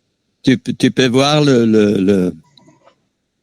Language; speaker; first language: French; non-native, fluent; Spanish